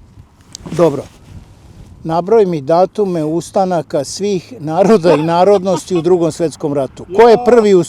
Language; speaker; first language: Bosnian; native; Bosnian